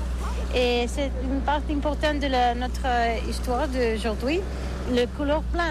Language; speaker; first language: French; non-native, learner; Catalan